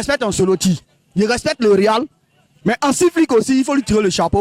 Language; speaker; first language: French; non-native, local second language; Wolof